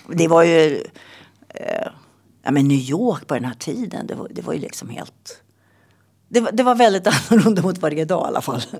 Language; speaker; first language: Swedish; native; Swedish